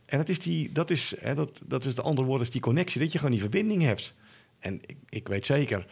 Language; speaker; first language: Dutch; native; Dutch